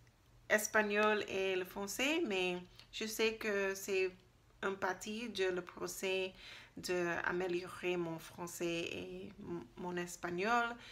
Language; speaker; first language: French; non-native, learner; English